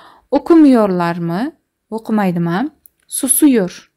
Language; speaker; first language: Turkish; non-native, fluent; Kazakh